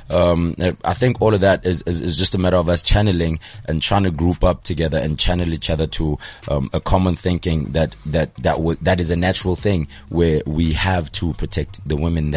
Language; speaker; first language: English; non-native, local second language; Zulu